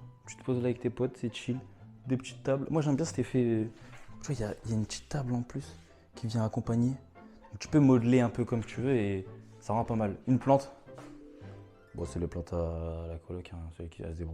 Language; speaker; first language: French; native; French